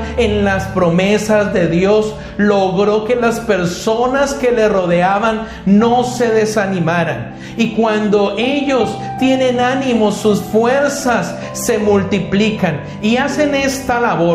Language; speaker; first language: Spanish; native; Spanish